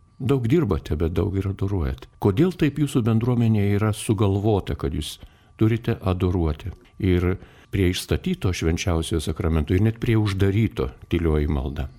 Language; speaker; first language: Lithuanian; native; Lithuanian